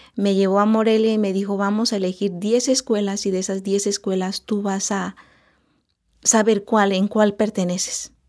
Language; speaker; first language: Spanish; non-native, local second language; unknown